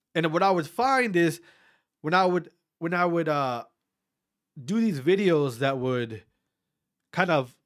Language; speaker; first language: English; native; English